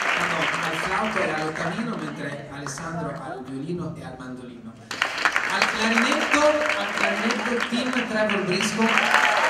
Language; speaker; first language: Italian; native; Italian